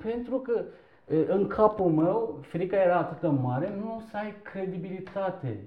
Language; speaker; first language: Romanian; non-native, fluent; Turkish